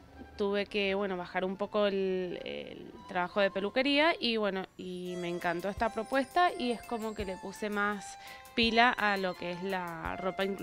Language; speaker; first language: Spanish; native; Spanish